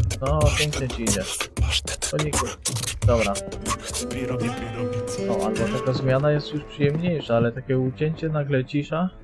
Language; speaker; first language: Polish; native; Polish